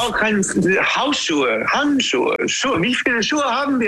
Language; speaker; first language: German; non-native, learner; English